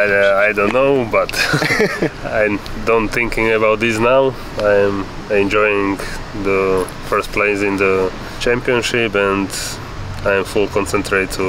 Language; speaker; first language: English; non-native, learner; Slovak